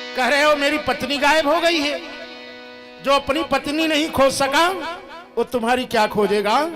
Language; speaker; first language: Hindi; native; Hindi